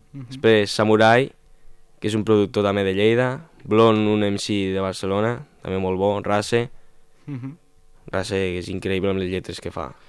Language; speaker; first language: Catalan; non-native, local second language; Spanish